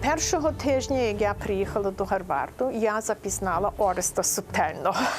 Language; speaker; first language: Ukrainian; early bilingual, heritage; Ukrainian